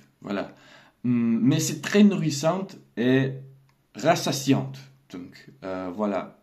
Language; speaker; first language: French; non-native, learner; Russian